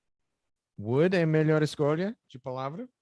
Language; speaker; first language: Portuguese; non-native, fluent; English